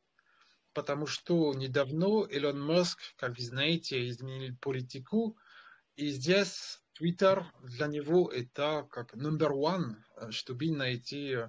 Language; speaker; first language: Russian; non-native, fluent; French